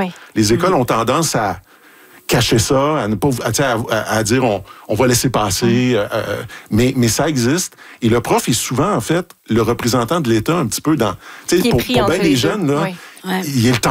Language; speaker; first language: French; native; French